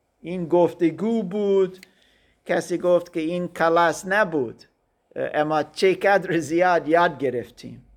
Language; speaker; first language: Persian; non-native, learner; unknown